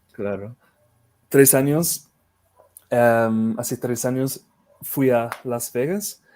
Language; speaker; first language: Spanish; non-native, fluent; English